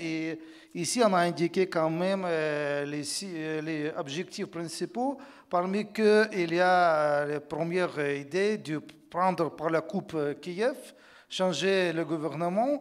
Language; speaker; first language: French; non-native, fluent; Ukrainian